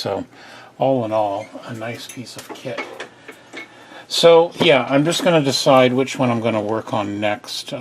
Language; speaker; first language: English; native; English